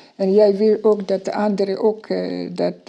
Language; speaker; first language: Dutch; non-native, learner; Ukrainian